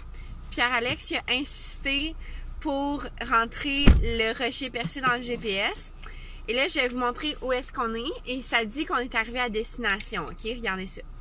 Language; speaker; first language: French; native; French